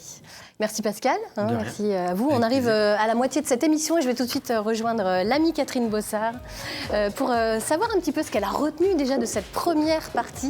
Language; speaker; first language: French; native; French